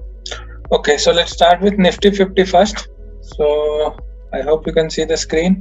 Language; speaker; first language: English; non-native, local second language; Hindi